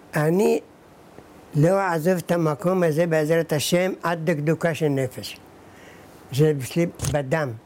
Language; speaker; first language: Hebrew; early bilingual, other home language; Arabic